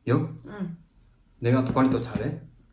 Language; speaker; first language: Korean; non-native, learner; Spanish